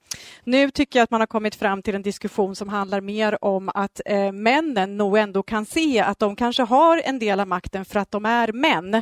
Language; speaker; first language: Swedish; native; Swedish